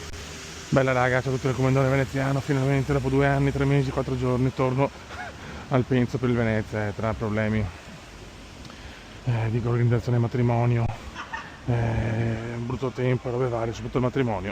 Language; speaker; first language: Italian; native; Italian